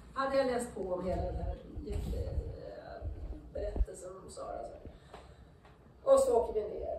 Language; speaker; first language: Swedish; native; Swedish